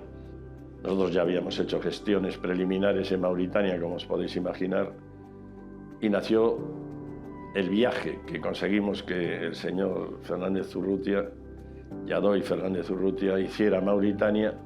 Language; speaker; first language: Spanish; native; Spanish